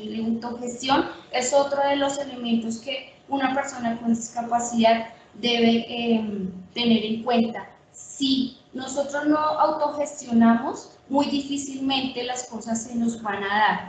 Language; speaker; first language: Spanish; native; Spanish